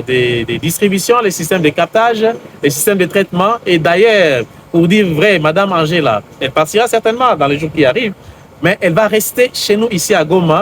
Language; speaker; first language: French; non-native, local second language; Swahili